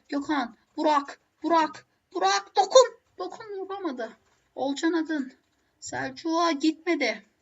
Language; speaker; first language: Turkish; native; Turkish